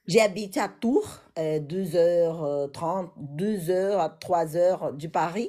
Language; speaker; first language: French; non-native, learner; Portuguese